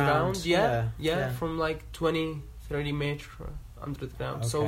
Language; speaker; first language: English; non-native, learner; Arabic